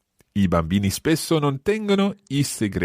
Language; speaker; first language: Italian; non-native, fluent; English